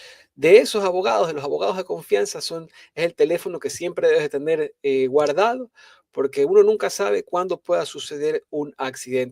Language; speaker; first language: Spanish; native; Spanish